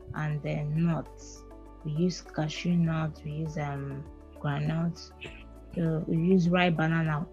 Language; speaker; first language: English; non-native, local second language; Igbo